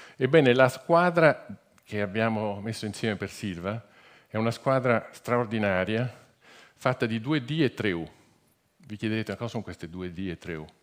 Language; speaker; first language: Italian; native; Italian